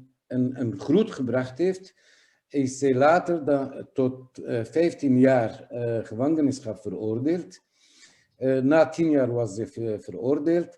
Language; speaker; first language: Dutch; non-native, fluent; Kurdish